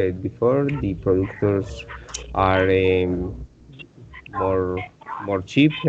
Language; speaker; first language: English; non-native, learner; Spanish